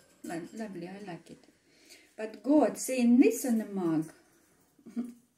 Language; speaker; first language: English; non-native, fluent; Russian